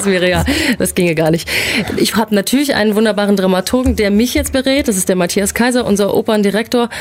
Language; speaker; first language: German; native; German